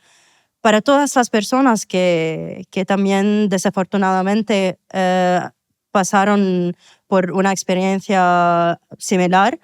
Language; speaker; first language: Spanish; non-native, fluent; Arabic